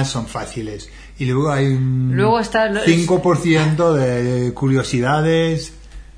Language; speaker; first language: Spanish; non-native, fluent; English